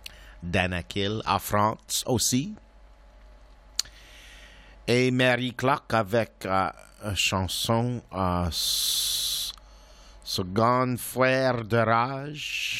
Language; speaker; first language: French; non-native, learner; English